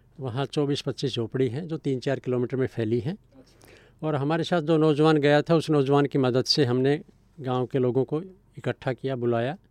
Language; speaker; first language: Hindi; native; Hindi